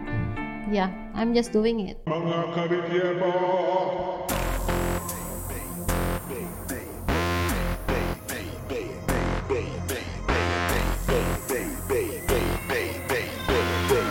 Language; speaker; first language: English; non-native, local second language; Filipino